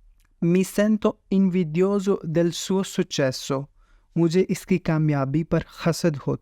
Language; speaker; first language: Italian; non-native, fluent; Urdu